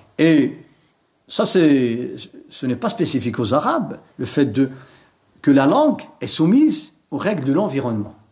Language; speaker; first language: French; non-native, local second language; Arabic